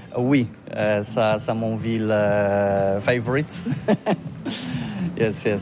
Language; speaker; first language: French; non-native, learner; Polish